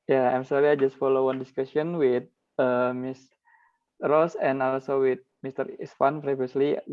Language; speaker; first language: English; non-native, learner; Indonesian